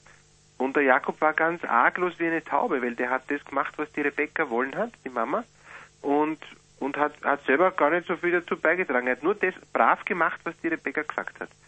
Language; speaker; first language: German; native; German